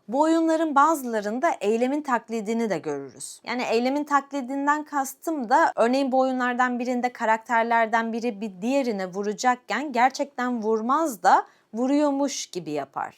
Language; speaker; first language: Turkish; native; Turkish